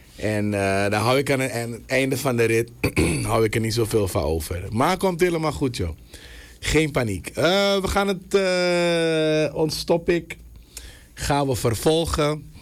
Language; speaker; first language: Dutch; native; Dutch